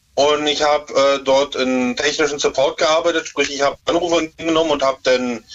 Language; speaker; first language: German; native; German